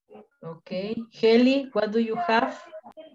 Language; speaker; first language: English; non-native, learner; Spanish